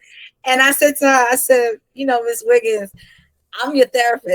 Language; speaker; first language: English; native; English